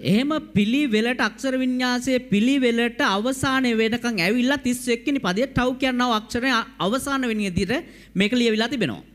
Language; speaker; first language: Sinhala; native; Sinhala